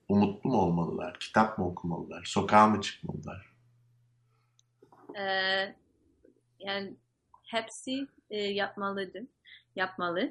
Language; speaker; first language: Turkish; non-native, learner; English